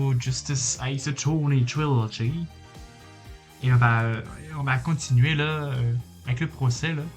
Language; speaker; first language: French; native; French